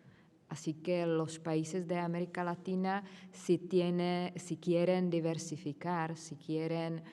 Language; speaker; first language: Spanish; non-native, fluent; Czech